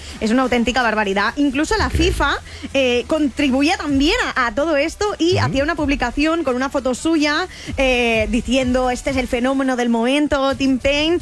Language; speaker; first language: Spanish; native; Spanish